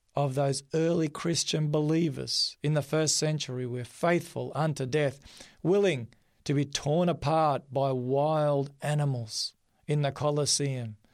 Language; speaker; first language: English; early bilingual, other home language; Macedonian